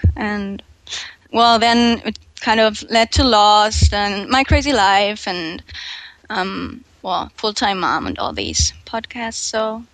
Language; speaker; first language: English; non-native, fluent; German